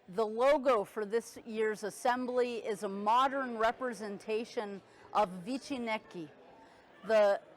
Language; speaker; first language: English; native; English